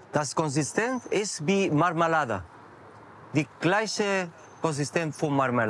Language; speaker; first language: German; non-native, learner; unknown